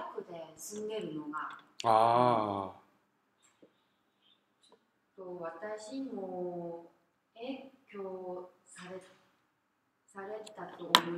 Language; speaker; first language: Japanese; non-native, learner; Korean